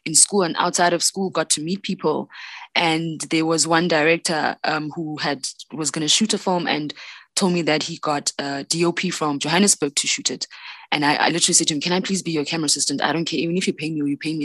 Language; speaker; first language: English; non-native, local second language; Xhosa